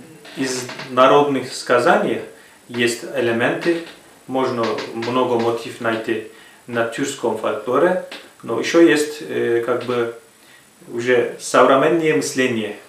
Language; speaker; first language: Russian; non-native, fluent; Turkish